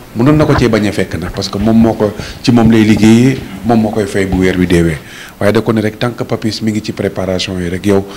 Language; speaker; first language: Wolof; non-native, local second language; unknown